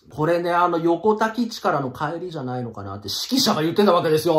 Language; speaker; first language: Japanese; native; Japanese